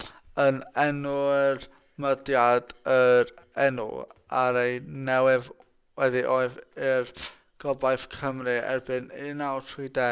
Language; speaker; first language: Welsh; non-native, local second language; English